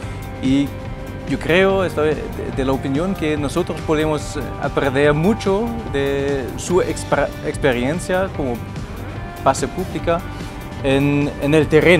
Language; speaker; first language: Spanish; non-native, fluent; German